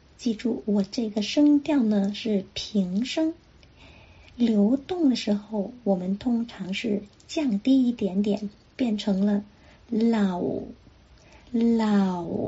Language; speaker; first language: Chinese; non-native, local second language; Cantonese